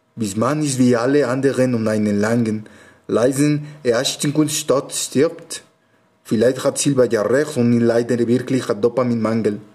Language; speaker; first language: German; non-native, learner; Spanish